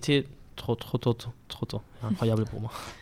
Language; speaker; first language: French; non-native, learner; Spanish